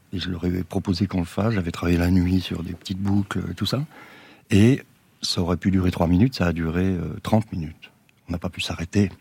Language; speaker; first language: French; native; French